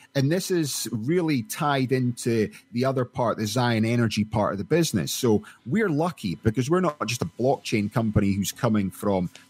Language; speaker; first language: English; native; English